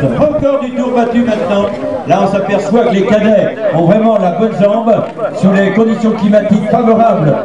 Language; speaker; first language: French; native; French